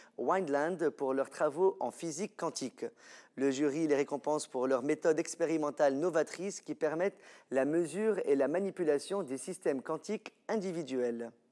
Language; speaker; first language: French; non-native, local second language; Arabic